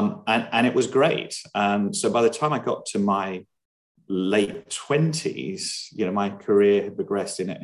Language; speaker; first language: English; native; English